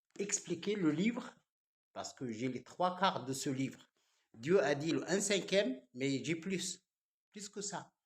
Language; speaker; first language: French; non-native, local second language; Arabic